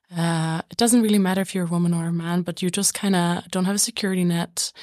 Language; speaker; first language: English; non-native, fluent; German